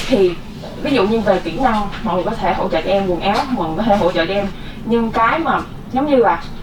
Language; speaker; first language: Vietnamese; native; Vietnamese